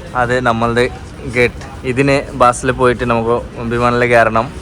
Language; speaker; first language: Malayalam; non-native, learner; Bangla